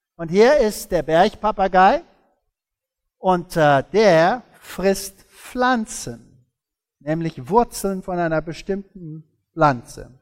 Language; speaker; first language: German; early bilingual, heritage; German